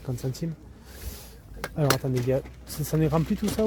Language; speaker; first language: French; native; French